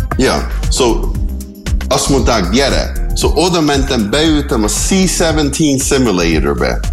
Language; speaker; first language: Hungarian; early bilingual, heritage; Hungarian